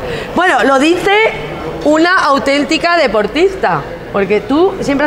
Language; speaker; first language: Spanish; native; Spanish